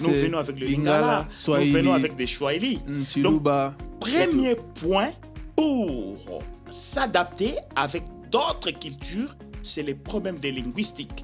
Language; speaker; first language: French; non-native, local second language; Lingala